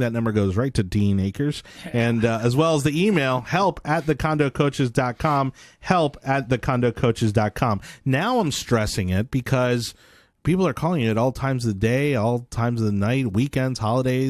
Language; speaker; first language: English; native; English